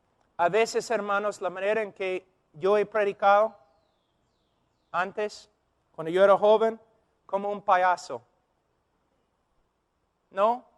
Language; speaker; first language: Spanish; non-native, fluent; English